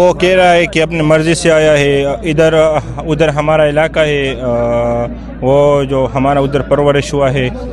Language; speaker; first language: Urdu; non-native, local second language; Pashto